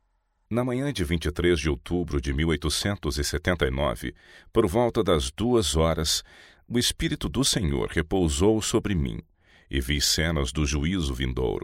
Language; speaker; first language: Portuguese; native; Portuguese